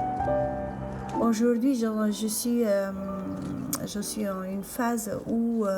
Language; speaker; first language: French; non-native, fluent; Albanian